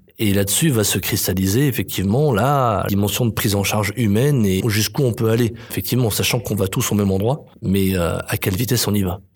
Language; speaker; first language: French; native; French